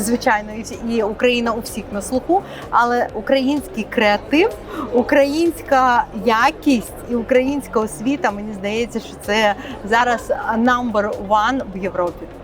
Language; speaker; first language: Ukrainian; native; Ukrainian